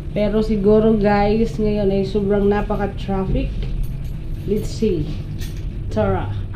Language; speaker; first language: Filipino; non-native, local second language; Waray